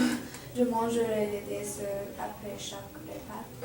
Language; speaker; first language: French; non-native, learner; English